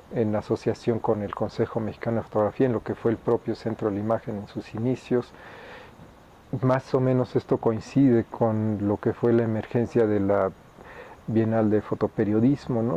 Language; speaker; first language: Spanish; native; Spanish